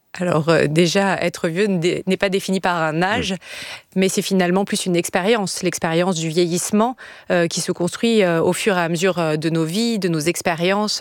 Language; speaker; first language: French; native; French